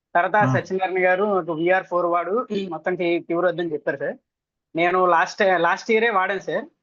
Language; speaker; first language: Telugu; native; Telugu